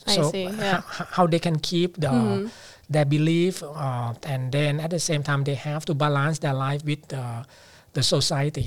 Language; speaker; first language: English; non-native, fluent; Thai